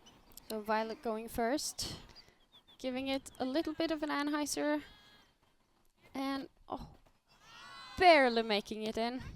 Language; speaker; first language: English; non-native, fluent; Norwegian